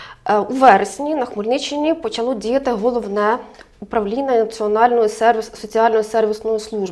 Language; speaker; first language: Ukrainian; native; Ukrainian